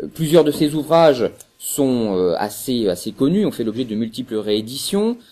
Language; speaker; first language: French; native; French